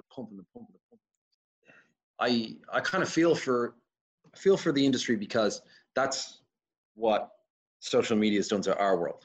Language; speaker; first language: English; native; English